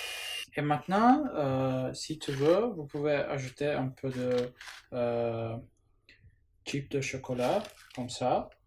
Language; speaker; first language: French; non-native, learner; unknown